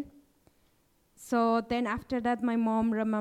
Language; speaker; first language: English; non-native, fluent; Kaqchikel